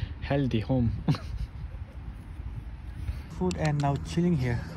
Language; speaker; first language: English; non-native, learner; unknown